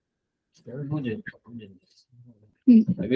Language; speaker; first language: English; non-native, learner; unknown